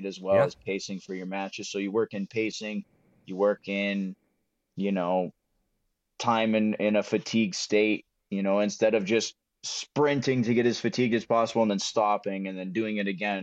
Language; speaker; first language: English; native; English